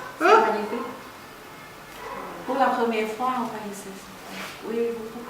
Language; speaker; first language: French; non-native, fluent; Vietnamese